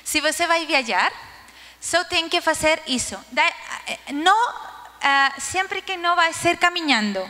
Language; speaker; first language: Portuguese; non-native, learner; Spanish